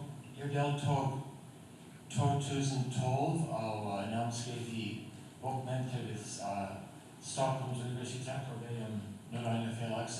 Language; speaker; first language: Icelandic; non-native, learner; Swedish